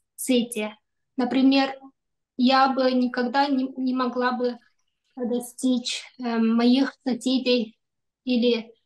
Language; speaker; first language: Russian; non-native, local second language; Kyrgyz